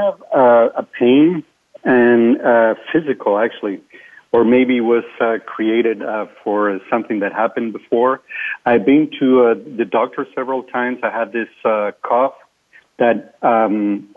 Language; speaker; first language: English; non-native, fluent; Spanish